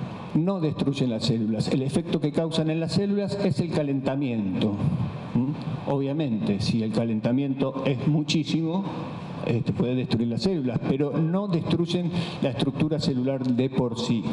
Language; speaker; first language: Spanish; native; Spanish